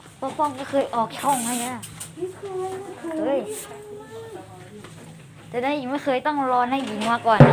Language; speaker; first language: Thai; native; Thai